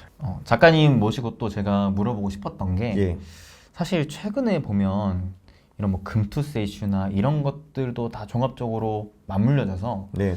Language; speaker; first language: Korean; native; Korean